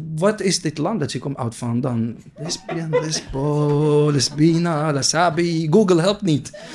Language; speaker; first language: Dutch; non-native, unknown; Arabic